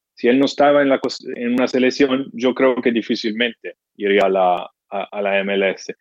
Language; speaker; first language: Spanish; non-native, fluent; English